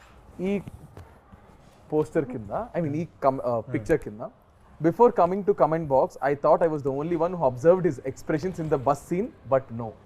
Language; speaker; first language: Telugu; native; Telugu